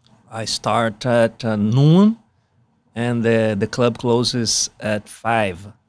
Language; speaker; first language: English; non-native, fluent; Portuguese